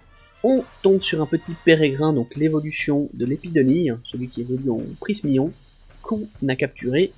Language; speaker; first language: French; native; French